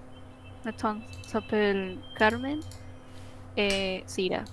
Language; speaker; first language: French; non-native, learner; Spanish